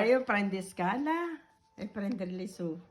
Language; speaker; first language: Italian; non-native, local second language; Filipino